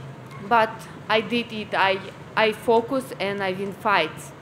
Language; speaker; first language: English; non-native, learner; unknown